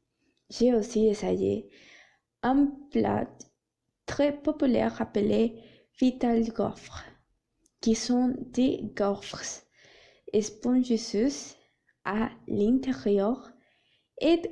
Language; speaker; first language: French; non-native, learner; Spanish